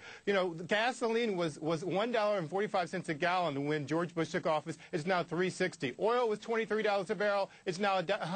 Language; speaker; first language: English; native; English